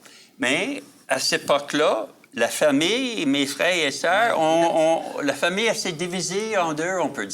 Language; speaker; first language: French; native; French